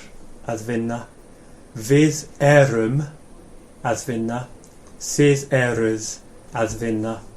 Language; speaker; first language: Icelandic; non-native, fluent; English